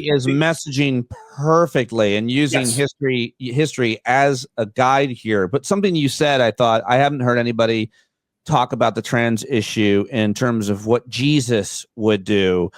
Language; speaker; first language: English; native; English